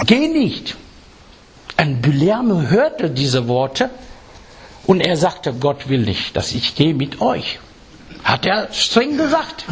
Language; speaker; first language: German; non-native, fluent; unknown